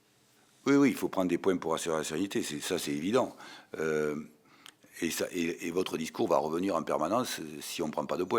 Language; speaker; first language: French; native; French